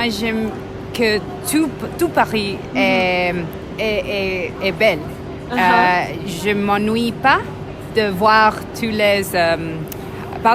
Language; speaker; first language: French; non-native, learner; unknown